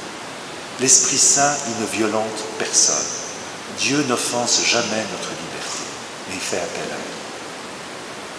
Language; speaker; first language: French; native; French